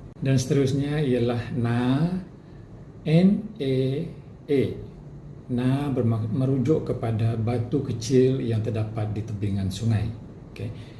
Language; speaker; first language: Malay; non-native, local second language; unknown